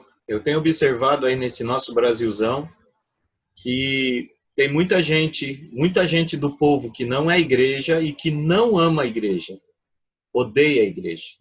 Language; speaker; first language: Portuguese; native; Portuguese